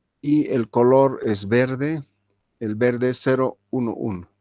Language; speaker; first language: Spanish; native; Spanish